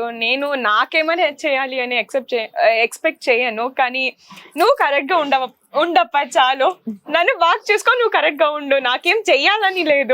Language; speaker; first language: Telugu; non-native, local second language; Kannada